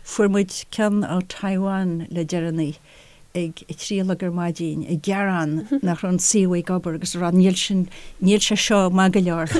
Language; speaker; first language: Irish; native; Irish